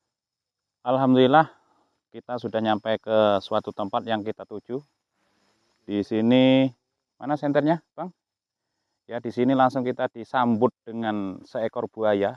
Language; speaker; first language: Indonesian; native; Indonesian